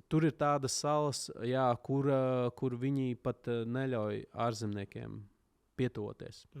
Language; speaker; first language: Latvian; native; Latvian